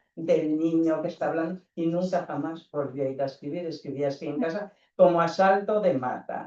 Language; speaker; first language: Spanish; native; Spanish